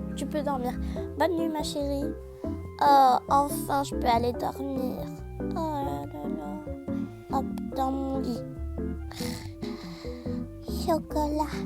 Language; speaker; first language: French; native; French